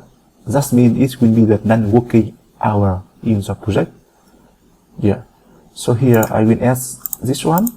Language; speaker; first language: English; non-native, fluent; Vietnamese